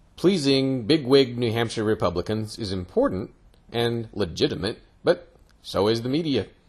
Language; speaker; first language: English; native; English